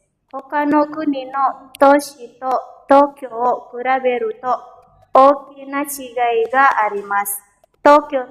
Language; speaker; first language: Japanese; non-native, learner; Indonesian